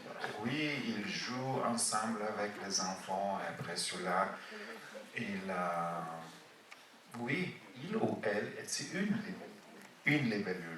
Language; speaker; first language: French; non-native, fluent; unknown